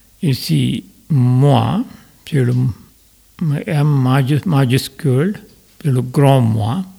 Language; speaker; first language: French; non-native, fluent; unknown